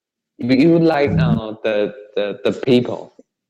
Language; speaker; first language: English; non-native, learner; Chinese